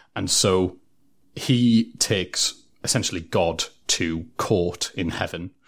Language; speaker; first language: English; native; English